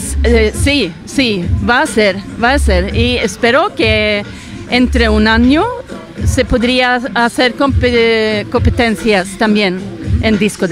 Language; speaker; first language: Spanish; non-native, fluent; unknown